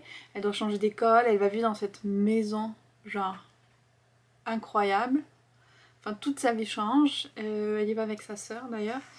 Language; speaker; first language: French; native; French